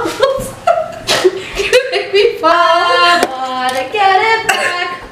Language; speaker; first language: English; native; English